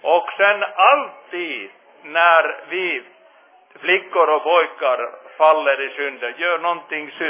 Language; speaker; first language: Swedish; non-native, fluent; Finnish